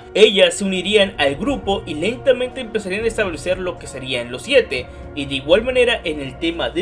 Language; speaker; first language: Spanish; native; Spanish